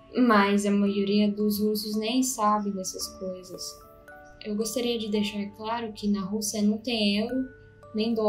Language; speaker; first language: Portuguese; non-native, fluent; Russian